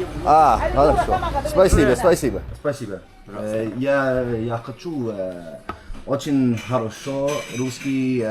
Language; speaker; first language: Russian; non-native, learner; English